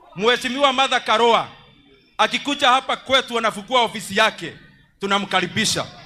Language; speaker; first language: Swahili; non-native, local second language; Kikuyu